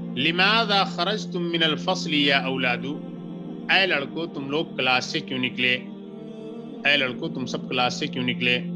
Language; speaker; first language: Urdu; native; Urdu